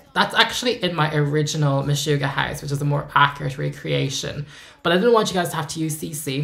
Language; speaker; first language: English; native; English